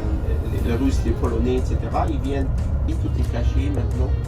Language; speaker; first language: French; non-native, fluent; Arabic